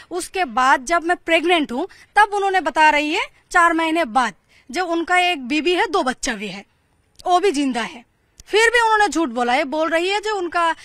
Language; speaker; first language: Hindi; non-native, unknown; Bangla